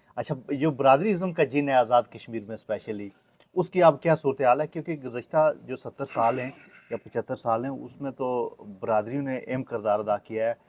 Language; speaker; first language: Urdu; non-native, local second language; Pahari-Potwari